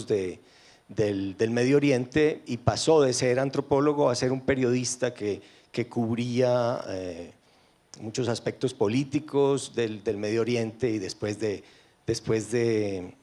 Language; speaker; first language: Spanish; native; Spanish